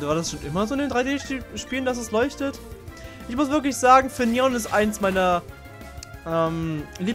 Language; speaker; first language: German; native; German